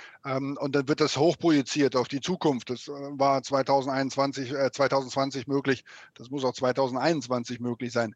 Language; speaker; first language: German; native; German